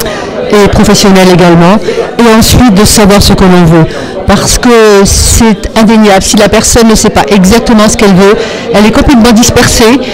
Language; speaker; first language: French; native; French